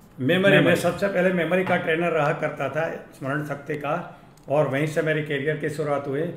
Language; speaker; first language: Hindi; non-native, local second language; Gujarati